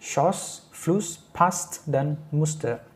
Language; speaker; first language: German; non-native, fluent; Indonesian